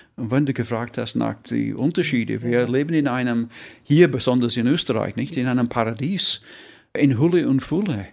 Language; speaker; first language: German; non-native, fluent; English